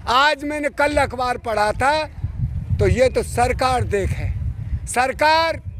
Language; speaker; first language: Hindi; native; Hindi